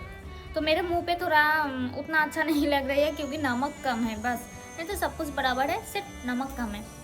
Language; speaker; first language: Hindi; non-native, local second language; Bangla